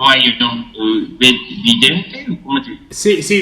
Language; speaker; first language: Spanish; non-native, fluent; Japanese